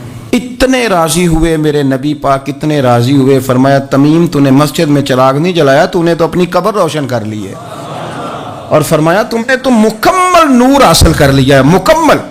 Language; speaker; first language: Urdu; native; Urdu